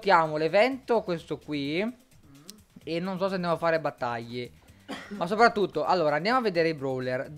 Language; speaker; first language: Italian; native; Italian